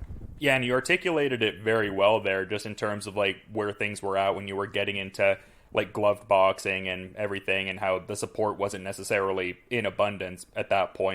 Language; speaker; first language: English; native; English